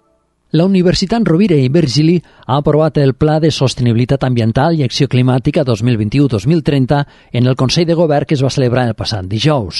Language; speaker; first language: Catalan; native; Catalan